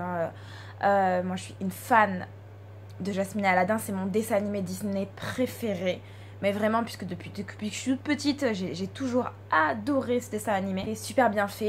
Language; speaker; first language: French; native; French